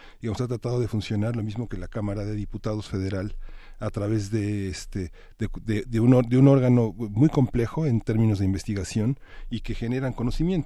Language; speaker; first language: Spanish; native; Spanish